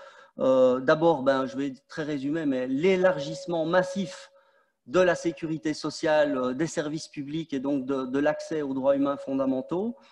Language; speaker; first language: French; native; French